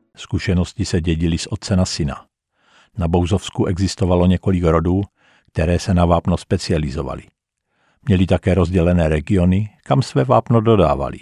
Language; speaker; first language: Czech; native; Czech